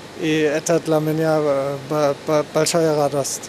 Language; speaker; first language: Russian; non-native, learner; German